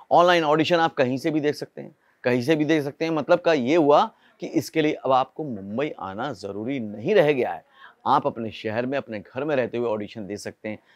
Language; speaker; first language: Hindi; native; Hindi